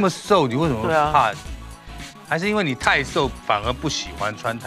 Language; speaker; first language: Chinese; native; Chinese